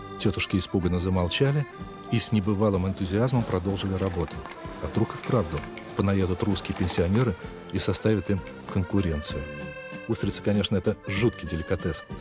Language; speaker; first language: Russian; native; Russian